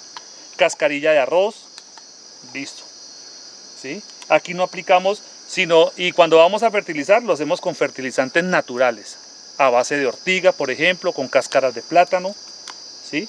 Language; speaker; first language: Spanish; native; Spanish